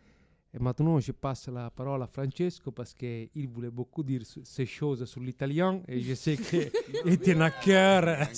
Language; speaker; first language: French; non-native, fluent; Italian